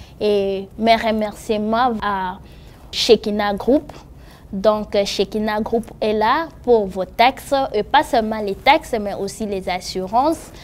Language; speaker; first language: French; non-native, local second language; Lingala